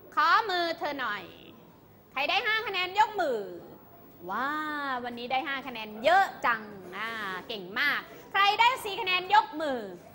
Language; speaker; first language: Thai; native; Thai